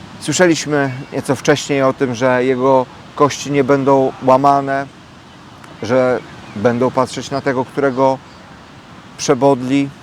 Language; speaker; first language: Polish; native; Polish